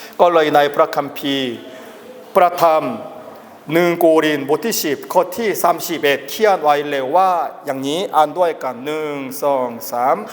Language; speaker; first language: Thai; non-native, learner; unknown